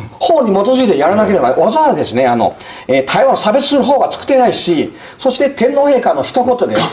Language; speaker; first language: Japanese; non-native, fluent; Min Nan Chinese